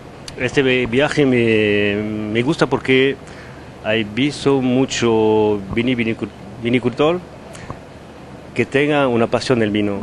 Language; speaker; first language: Spanish; non-native, learner; French